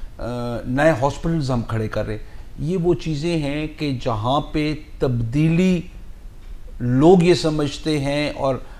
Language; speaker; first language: Urdu; non-native, local second language; Punjabi